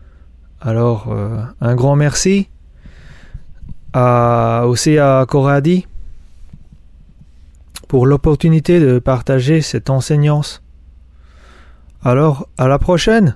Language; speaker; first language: French; non-native, fluent; Spanish